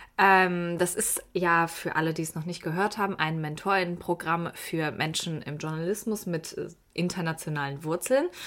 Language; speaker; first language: German; early bilingual, other home language; Persian